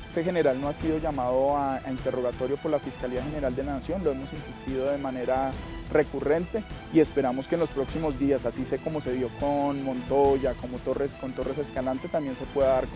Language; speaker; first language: Spanish; native; Spanish